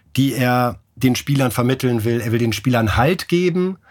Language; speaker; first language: German; native; German